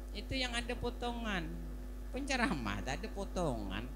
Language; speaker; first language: Indonesian; non-native, local second language; Banjar